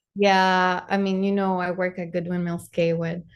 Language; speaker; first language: English; non-native, fluent; Spanish